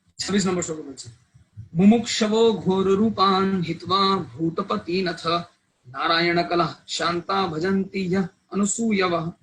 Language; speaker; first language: Bangla; non-native, local second language; Hindi